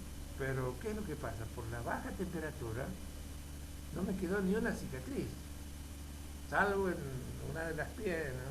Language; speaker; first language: Spanish; native; Spanish